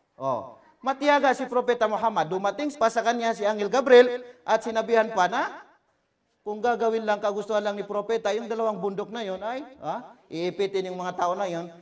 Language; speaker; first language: Filipino; non-native, local second language; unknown